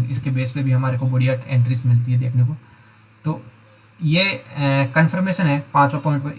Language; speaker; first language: Hindi; native; Hindi